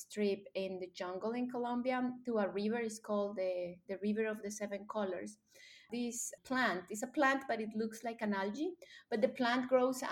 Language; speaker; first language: English; non-native, fluent; Spanish